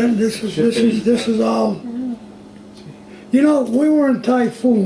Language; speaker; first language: English; native; English